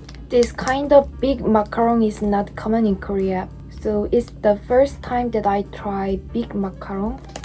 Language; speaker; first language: English; non-native, learner; Korean